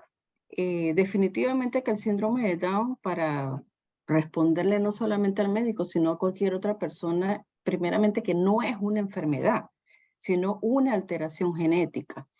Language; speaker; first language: Spanish; native; Spanish